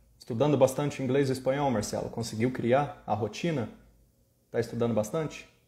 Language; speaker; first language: Portuguese; native; Portuguese